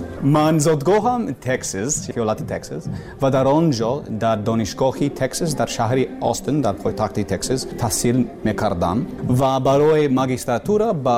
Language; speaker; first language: Persian; non-native, learner; English